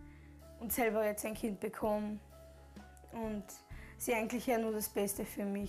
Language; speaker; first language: German; early bilingual, other home language; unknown